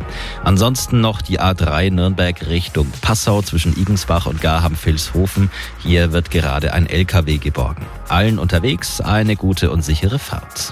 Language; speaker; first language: German; native; German